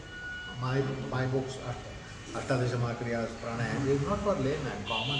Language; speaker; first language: English; non-native, fluent; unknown